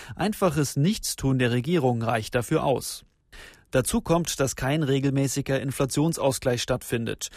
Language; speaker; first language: German; native; German